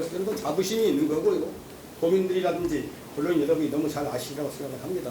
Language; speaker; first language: Korean; native; Korean